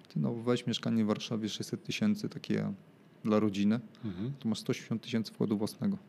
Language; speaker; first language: Polish; native; Polish